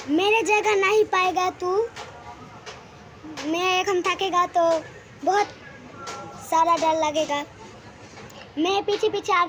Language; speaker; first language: Hindi; non-native, learner; Bangla